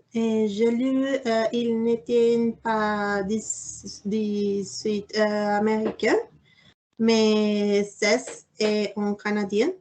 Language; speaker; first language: French; non-native, learner; Spanish